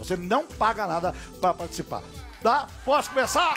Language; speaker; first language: Portuguese; native; Portuguese